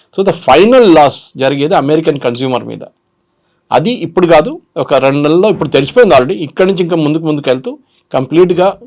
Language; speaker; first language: Telugu; non-native, local second language; Malayalam